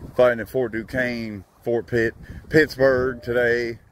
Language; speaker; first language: English; native; English